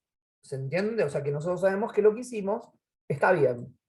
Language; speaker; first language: Spanish; native; Spanish